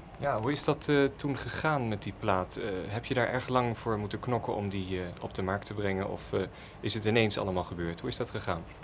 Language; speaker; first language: Dutch; native; Dutch